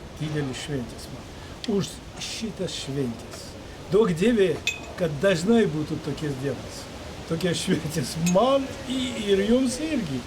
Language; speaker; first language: Lithuanian; non-native, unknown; Georgian